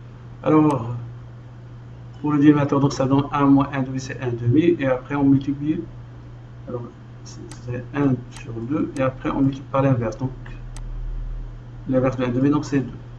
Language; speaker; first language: French; non-native, local second language; Arabic